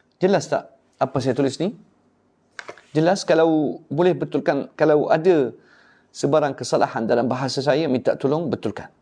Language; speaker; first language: Malay; non-native, fluent; Arabic